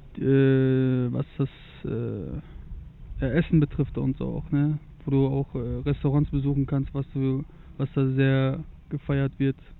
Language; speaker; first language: German; early bilingual, other home language; Turkish